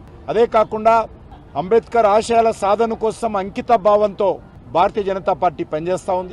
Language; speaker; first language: Telugu; native; Telugu